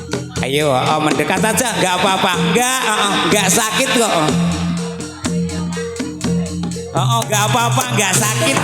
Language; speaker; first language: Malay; non-native, local second language; Javanese